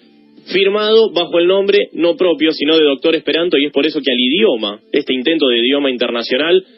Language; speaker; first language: Spanish; native; Spanish